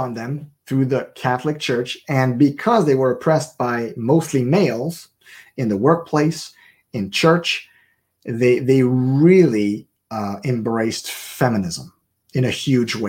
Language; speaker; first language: English; native; English